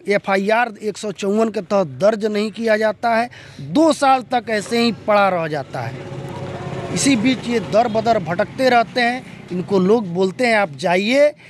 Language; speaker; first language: Hindi; native; Hindi